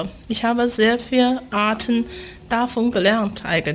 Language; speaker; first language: German; non-native, fluent; Chinese